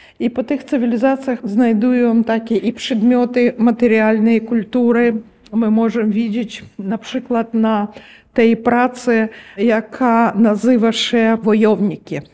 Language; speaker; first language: Polish; non-native, learner; Ukrainian